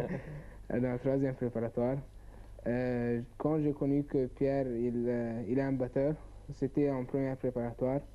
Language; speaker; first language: French; non-native, learner; Arabic